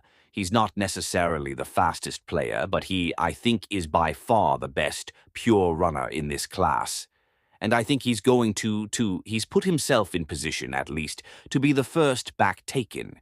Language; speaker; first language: English; native; English